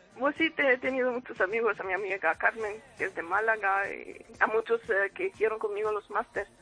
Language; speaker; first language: Spanish; non-native, fluent; Arabic